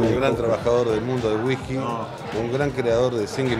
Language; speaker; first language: Spanish; native; Spanish